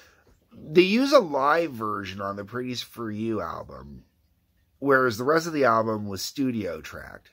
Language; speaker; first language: English; native; English